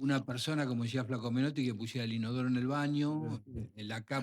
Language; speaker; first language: Spanish; native; Spanish